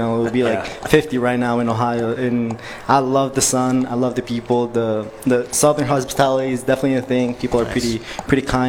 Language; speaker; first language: English; non-native, fluent; Spanish